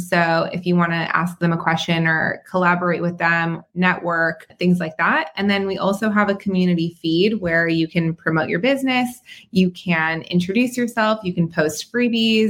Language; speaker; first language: English; native; English